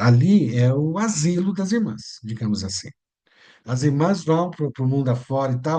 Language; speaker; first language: Portuguese; native; Portuguese